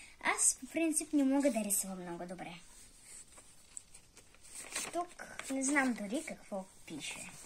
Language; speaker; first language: Bulgarian; early bilingual, heritage; Bulgarian